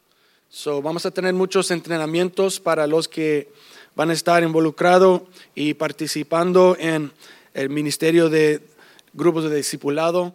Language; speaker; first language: Spanish; early bilingual, heritage; English